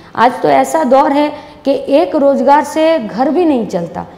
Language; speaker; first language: Hindi; non-native, local second language; Bangla